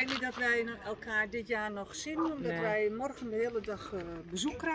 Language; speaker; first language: Dutch; native; Dutch